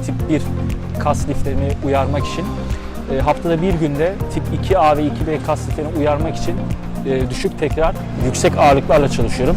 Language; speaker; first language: Turkish; native; Turkish